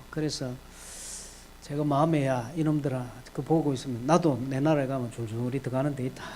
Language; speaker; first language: Korean; native; Korean